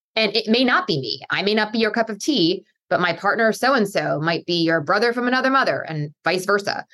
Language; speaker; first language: English; native; English